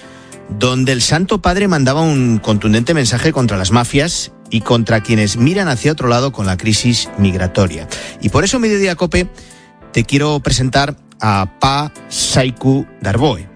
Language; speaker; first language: Spanish; native; Spanish